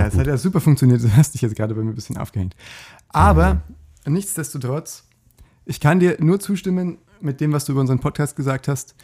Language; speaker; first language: German; native; German